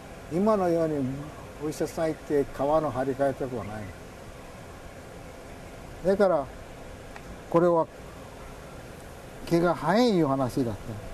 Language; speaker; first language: Japanese; native; Japanese